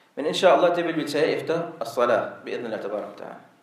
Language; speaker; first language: Danish; non-native, local second language; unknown